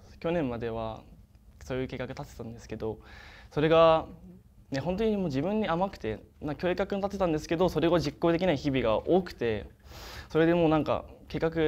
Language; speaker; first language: Japanese; native; Japanese